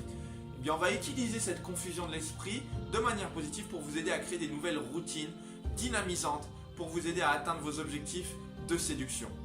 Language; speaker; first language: French; native; French